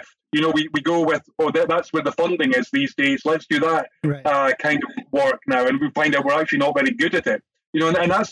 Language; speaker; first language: English; native; English